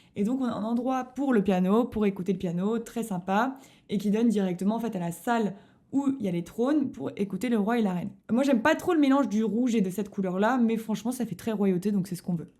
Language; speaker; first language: French; native; French